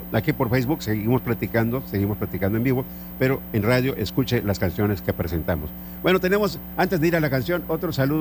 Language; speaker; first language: Spanish; native; Spanish